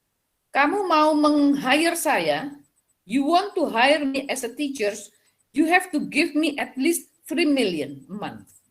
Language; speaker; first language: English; non-native, fluent; Javanese